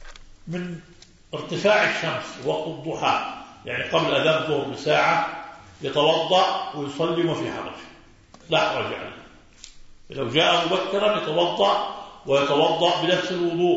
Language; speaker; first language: Arabic; native; Arabic